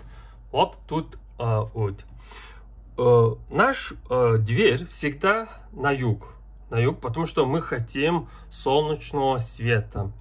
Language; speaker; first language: Russian; non-native, learner; Mongolian